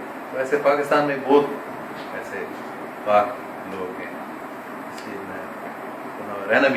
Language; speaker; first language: Hindi; non-native, local second language; English